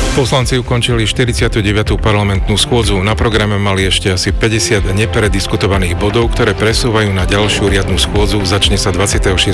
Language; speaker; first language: Slovak; native; Slovak